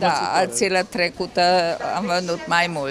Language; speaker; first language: Romanian; non-native, local second language; Hungarian